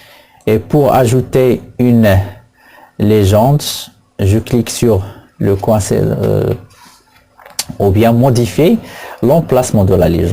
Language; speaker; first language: French; non-native, local second language; Arabic